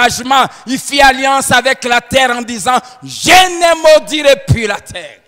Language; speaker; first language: French; non-native, local second language; Lingala